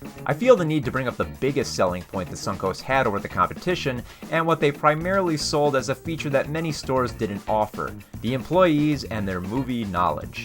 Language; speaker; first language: English; native; English